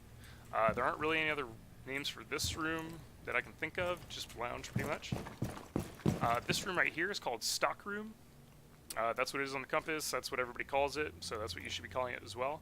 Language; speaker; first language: English; native; English